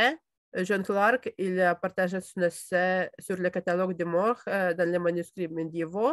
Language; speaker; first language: French; non-native, fluent; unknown